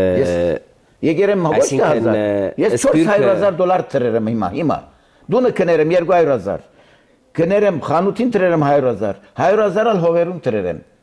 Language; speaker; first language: Armenian; early bilingual, heritage; Armenian